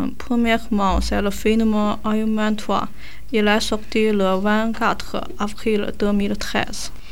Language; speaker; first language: French; non-native, learner; Chinese